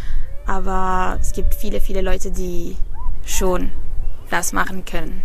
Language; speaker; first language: German; non-native, fluent; Italian